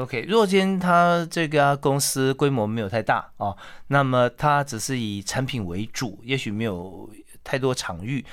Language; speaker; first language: Chinese; native; Chinese